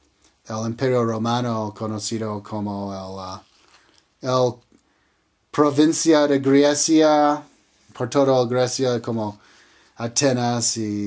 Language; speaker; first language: Spanish; non-native, learner; English